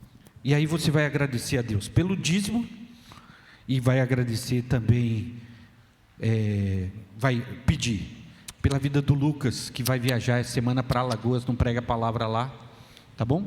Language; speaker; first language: Portuguese; native; Portuguese